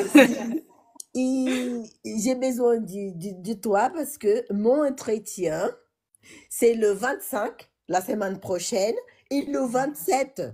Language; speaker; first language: French; non-native, learner; Portuguese